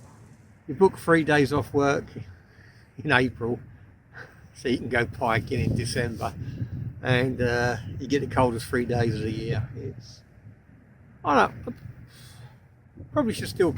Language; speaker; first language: English; native; English